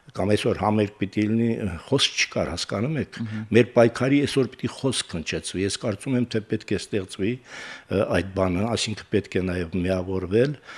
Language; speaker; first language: Armenian; native; Armenian